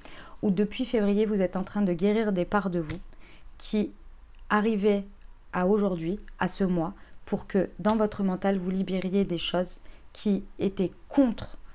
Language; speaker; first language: French; native; French